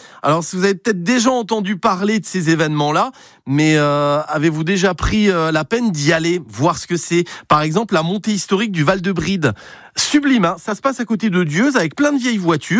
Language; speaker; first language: French; native; French